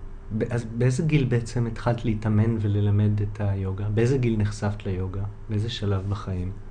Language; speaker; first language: Hebrew; native; Hebrew